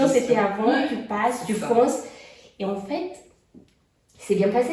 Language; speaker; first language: French; non-native, fluent; Romanian